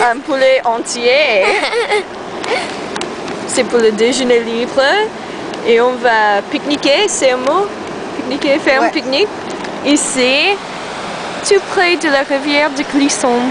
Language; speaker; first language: French; non-native, learner; English